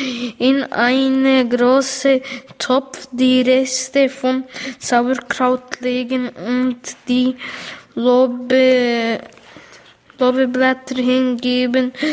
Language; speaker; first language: German; early bilingual, other home language; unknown